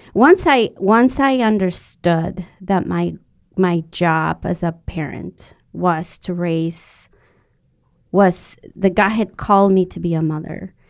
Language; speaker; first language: English; non-native, fluent; Spanish